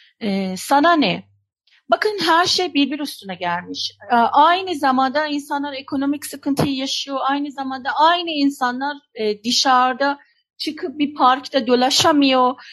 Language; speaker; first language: Turkish; non-native, fluent; Persian